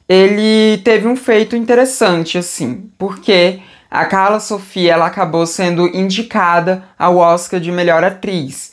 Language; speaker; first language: Portuguese; native; Portuguese